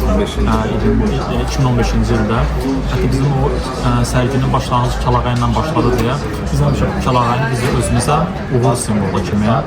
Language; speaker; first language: Azerbaijani; native; Azerbaijani